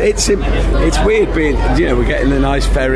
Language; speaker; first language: English; native; English